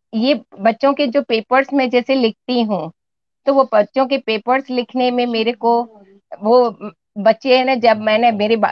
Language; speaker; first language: Hindi; non-native, local second language; Sindhi